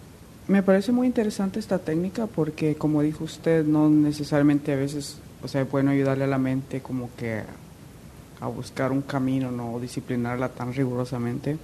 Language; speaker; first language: Spanish; native; Spanish